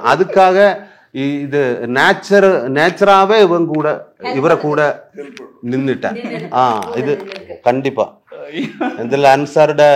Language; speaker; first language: Tamil; non-native, learner; Malayalam